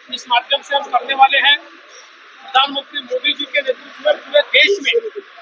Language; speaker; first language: Hindi; non-native, local second language; Marathi